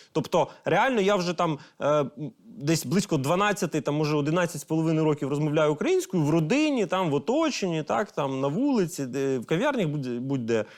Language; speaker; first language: Ukrainian; non-native, local second language; Russian